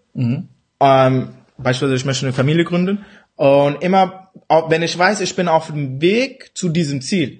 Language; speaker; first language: German; early bilingual, other home language; Urdu